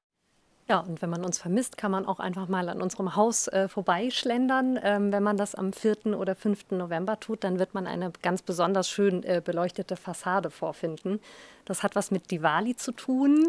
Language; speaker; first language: German; native; German